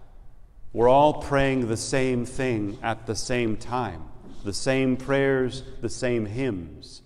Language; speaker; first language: English; native; English